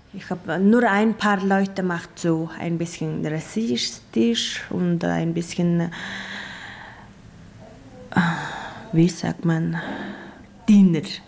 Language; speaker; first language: German; non-native, learner; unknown